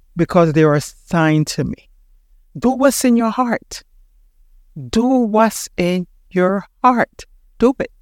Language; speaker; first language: English; early bilingual, heritage; Spanish